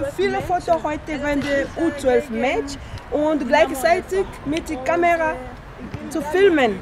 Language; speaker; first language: German; non-native, learner; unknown